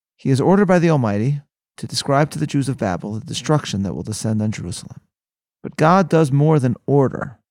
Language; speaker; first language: English; native; English